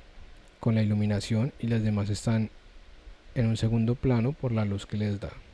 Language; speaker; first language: Spanish; native; Spanish